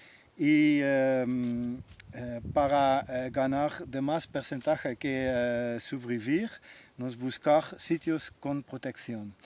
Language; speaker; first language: Spanish; non-native, learner; Dutch